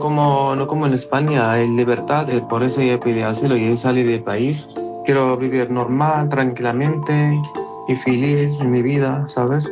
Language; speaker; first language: Spanish; non-native, learner; Arabic